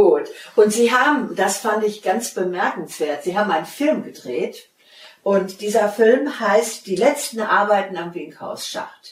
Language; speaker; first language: German; native; German